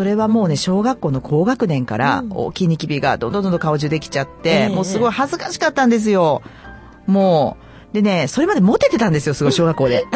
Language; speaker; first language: Japanese; native; Japanese